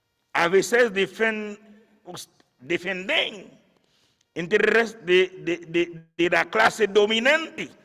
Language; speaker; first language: Spanish; non-native, fluent; Haitian Creole